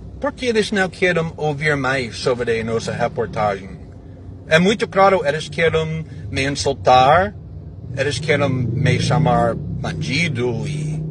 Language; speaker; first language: Portuguese; non-native, fluent; English